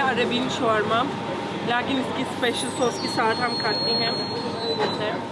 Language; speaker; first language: Hindi; non-native, learner; Turkish